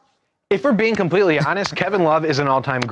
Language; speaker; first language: English; native; English